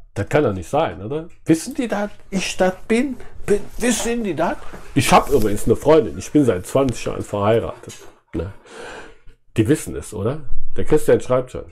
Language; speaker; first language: German; native; German